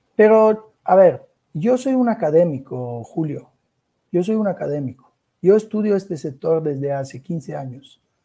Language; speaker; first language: Spanish; non-native, fluent; Italian